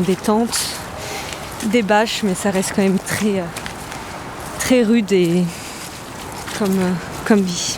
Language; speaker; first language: French; native; French